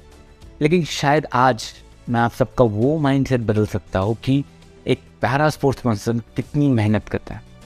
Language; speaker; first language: Hindi; native; Hindi